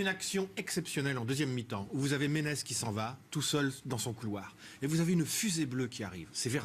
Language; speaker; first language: French; native; French